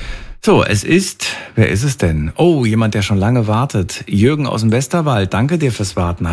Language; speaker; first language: German; native; German